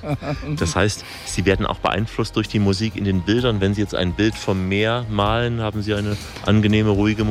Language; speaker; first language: German; native; German